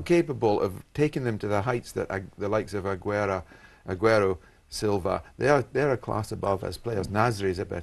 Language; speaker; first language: English; native; English